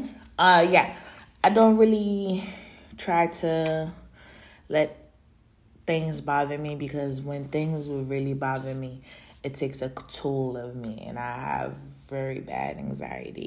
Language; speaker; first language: English; early bilingual, other home language; Haitian Creole